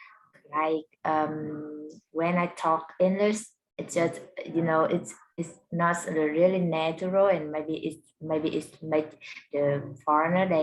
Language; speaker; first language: English; non-native, learner; Vietnamese